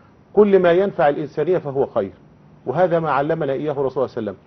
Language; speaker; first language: Arabic; native; Arabic